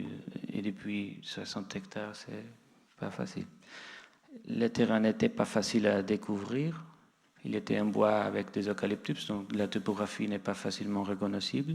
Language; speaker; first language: French; non-native, fluent; Portuguese